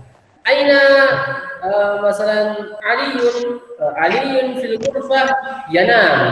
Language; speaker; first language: Arabic; non-native, fluent; Indonesian